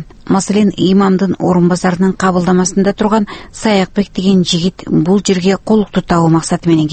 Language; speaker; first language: Kyrgyz; native; Kyrgyz